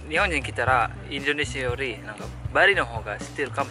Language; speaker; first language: Japanese; non-native, fluent; Indonesian